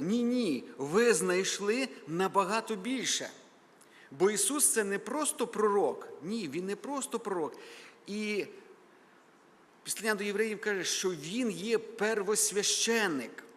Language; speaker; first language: Ukrainian; native; Ukrainian